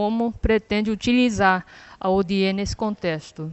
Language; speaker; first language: Portuguese; non-native, fluent; Japanese